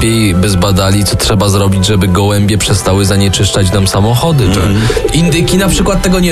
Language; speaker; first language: Polish; native; Polish